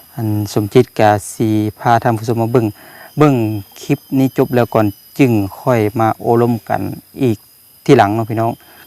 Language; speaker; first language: Thai; native; Thai